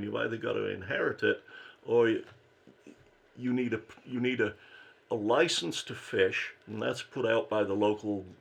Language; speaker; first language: English; native; English